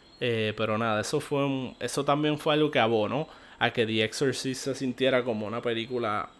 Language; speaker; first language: Spanish; native; Spanish